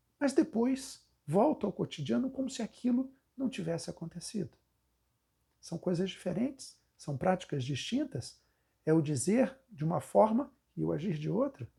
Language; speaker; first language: Portuguese; native; Portuguese